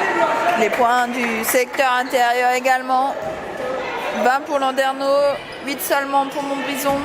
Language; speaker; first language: French; native; French